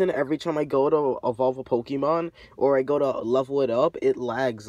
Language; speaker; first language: English; native; English